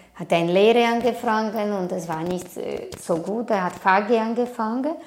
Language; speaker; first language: German; non-native, fluent; Portuguese